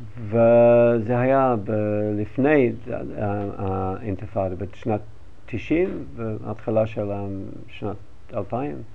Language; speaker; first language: Hebrew; non-native, learner; English